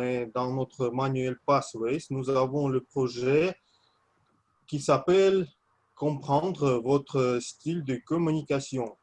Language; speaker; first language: French; non-native, fluent; Russian